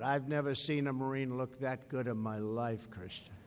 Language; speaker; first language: English; native; English